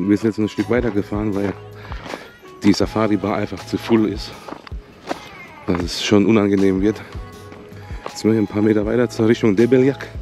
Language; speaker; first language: German; native; German